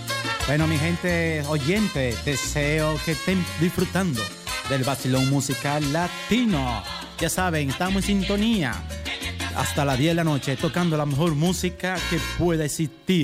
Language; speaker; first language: Spanish; native; Spanish